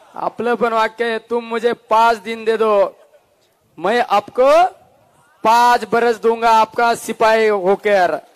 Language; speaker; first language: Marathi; native; Marathi